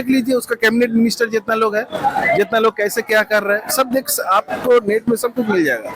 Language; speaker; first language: Hindi; non-native, local second language; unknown